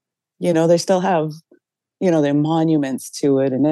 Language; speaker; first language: English; native; English